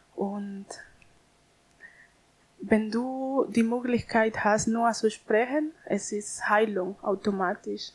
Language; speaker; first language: German; non-native, learner; Spanish